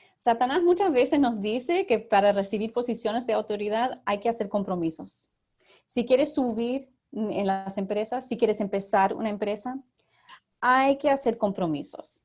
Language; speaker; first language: Spanish; early bilingual, other home language; English